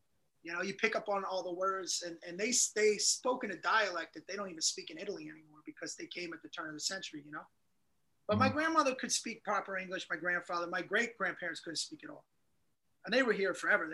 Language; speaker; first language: English; native; English